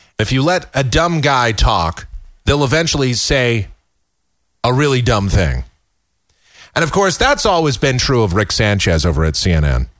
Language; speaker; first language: English; native; English